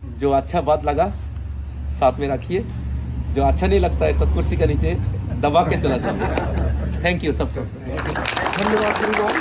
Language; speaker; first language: Hindi; non-native, local second language; Kok Borok